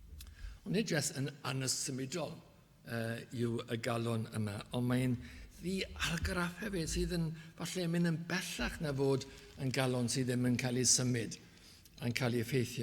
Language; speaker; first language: Welsh; native; Welsh